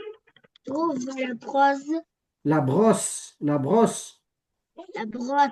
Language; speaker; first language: French; non-native, learner; Arabic